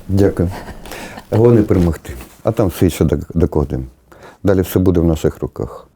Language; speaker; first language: Ukrainian; non-native, local second language; Russian